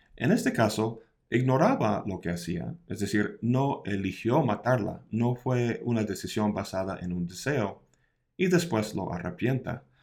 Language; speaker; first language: Spanish; non-native, fluent; English